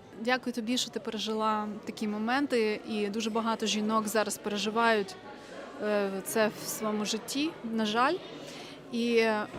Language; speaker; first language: Ukrainian; native; Ukrainian